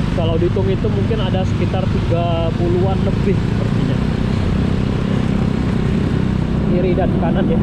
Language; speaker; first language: Indonesian; native; Indonesian